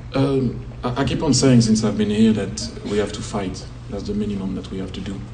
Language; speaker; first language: English; non-native, fluent; French